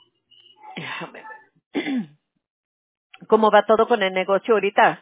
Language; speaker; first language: Spanish; early bilingual, heritage; Spanish